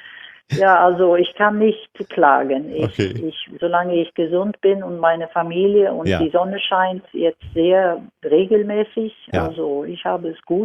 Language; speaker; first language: German; non-native, fluent; Swedish